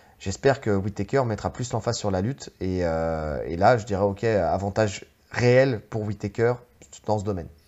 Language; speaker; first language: French; native; French